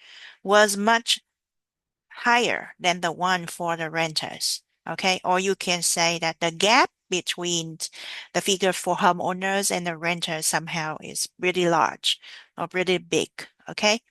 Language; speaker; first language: English; non-native, fluent; Vietnamese